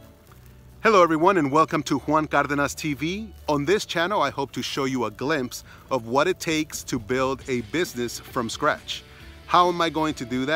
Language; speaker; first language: English; early bilingual, other home language; Spanish